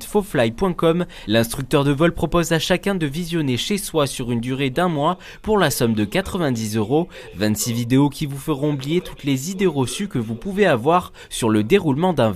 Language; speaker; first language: French; native; French